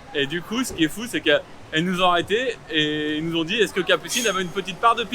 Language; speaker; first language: French; native; French